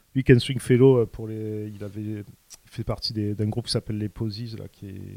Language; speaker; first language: French; native; French